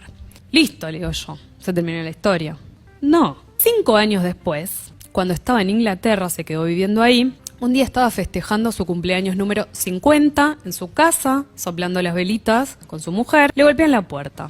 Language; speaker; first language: Spanish; native; Spanish